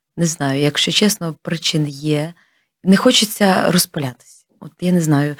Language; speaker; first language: Ukrainian; native; Ukrainian